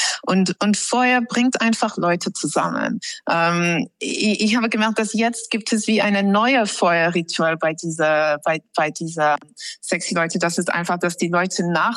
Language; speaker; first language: German; non-native, fluent; English